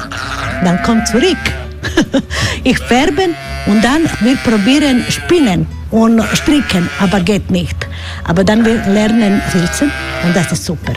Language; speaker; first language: German; non-native, learner; Croatian